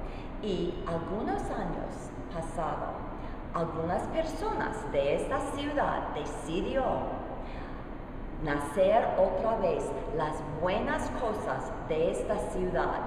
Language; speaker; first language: Spanish; non-native, learner; English